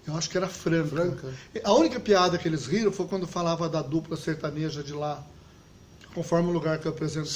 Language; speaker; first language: Portuguese; native; Portuguese